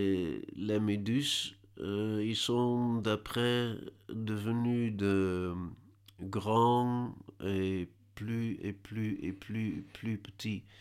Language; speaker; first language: French; non-native, learner; Dutch